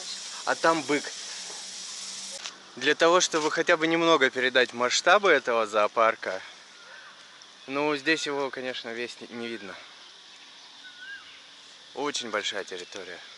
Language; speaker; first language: Russian; native; Russian